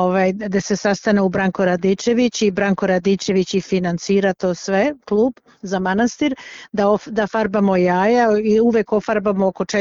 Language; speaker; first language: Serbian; early bilingual, other home language; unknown